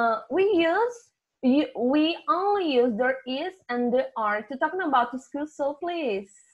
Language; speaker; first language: English; non-native, fluent; Portuguese